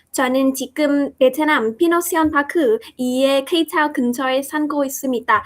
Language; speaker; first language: Korean; non-native, learner; Vietnamese